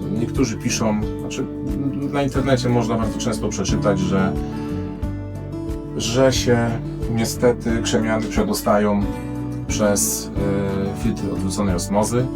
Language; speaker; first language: Polish; native; Polish